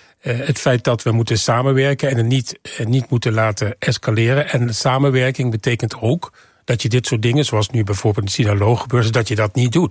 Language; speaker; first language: Dutch; native; Dutch